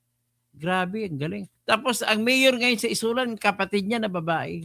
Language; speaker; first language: Filipino; native; Filipino